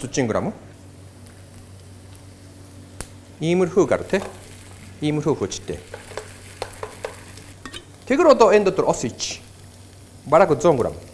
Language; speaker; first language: Mongolian; non-native, fluent; Japanese